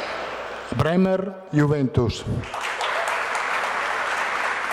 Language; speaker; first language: Spanish; non-native, fluent; Italian